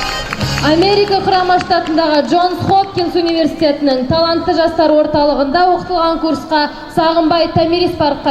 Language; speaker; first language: Kazakh; native; Kazakh